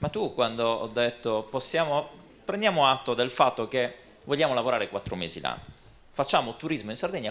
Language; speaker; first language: Italian; native; Italian